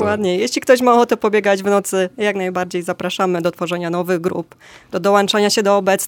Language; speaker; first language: Polish; native; Polish